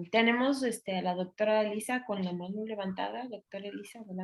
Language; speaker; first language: Spanish; native; Spanish